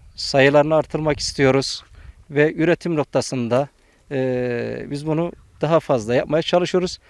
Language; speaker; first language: Turkish; native; Turkish